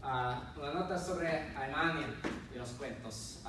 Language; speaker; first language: Spanish; non-native, learner; English